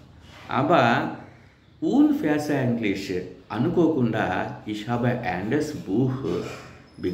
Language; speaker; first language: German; non-native, learner; Telugu